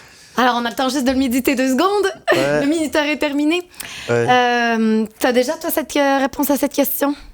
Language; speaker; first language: French; native; French